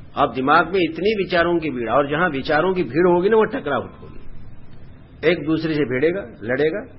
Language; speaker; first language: Hindi; non-native, local second language; Bangla